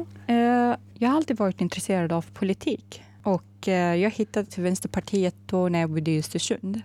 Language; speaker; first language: Swedish; non-native, fluent; Arabic